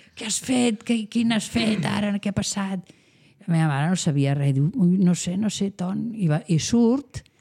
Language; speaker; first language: Catalan; non-native, local second language; Spanish